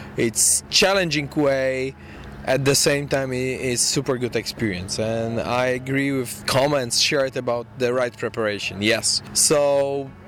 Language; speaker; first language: English; non-native, fluent; Polish